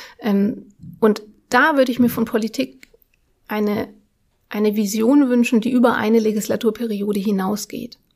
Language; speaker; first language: German; early bilingual, other home language; Russian